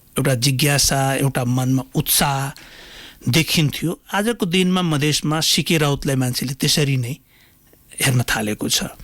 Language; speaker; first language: Nepali; non-native, local second language; Maithili